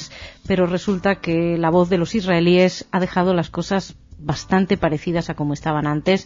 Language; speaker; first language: Spanish; native; Spanish